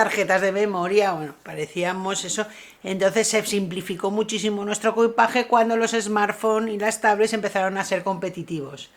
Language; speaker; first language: Spanish; native; Spanish